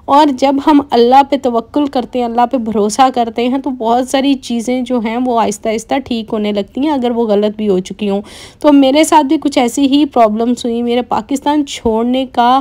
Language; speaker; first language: Urdu; native; Urdu